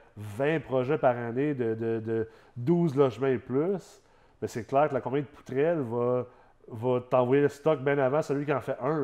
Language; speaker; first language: French; early bilingual, other home language; English